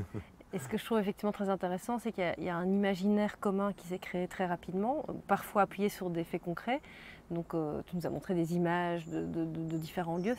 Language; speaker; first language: French; native; French